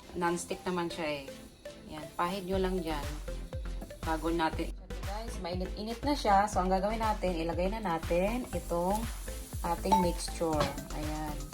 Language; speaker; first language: Filipino; non-native, local second language; Cebuano